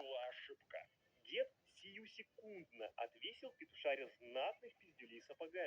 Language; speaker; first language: Russian; native; Russian